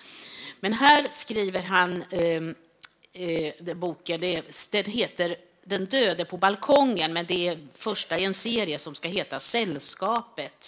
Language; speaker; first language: Swedish; native; Swedish